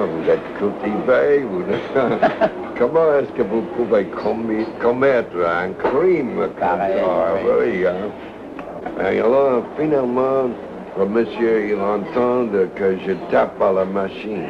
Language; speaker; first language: French; non-native, learner; English